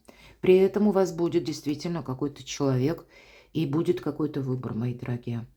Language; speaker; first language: Russian; native; Russian